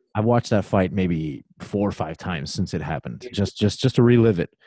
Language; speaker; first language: English; native; English